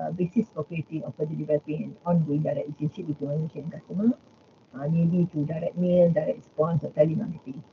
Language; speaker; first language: English; non-native, local second language; Malay